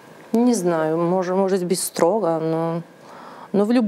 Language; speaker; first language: Russian; non-native, learner; Serbian